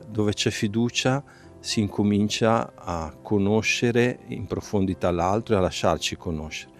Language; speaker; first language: Italian; native; Italian